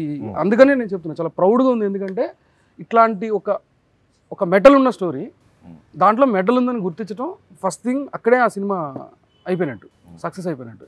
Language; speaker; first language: Telugu; native; Telugu